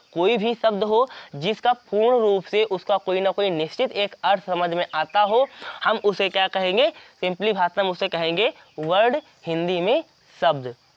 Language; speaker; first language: Hindi; native; Hindi